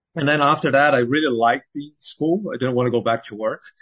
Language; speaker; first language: English; non-native, fluent; Portuguese